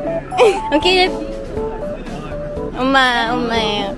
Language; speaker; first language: Korean; non-native, learner; Filipino